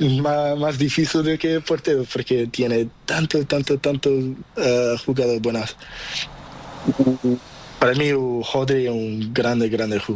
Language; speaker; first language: Spanish; non-native, learner; Portuguese